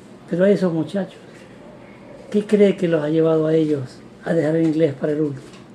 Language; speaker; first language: Spanish; native; Spanish